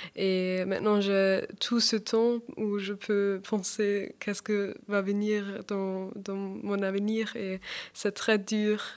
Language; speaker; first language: French; non-native, learner; German